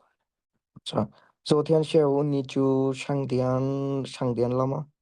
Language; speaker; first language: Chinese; non-native, learner; Bangla